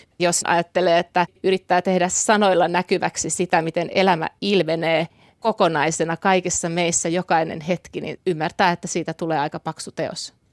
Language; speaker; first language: Finnish; native; Finnish